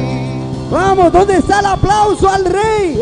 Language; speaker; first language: Spanish; native; Spanish